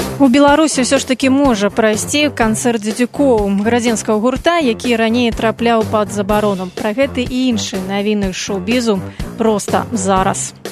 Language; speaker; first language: Belarusian; native; Belarusian